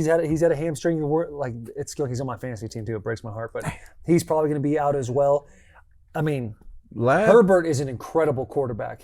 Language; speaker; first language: English; native; English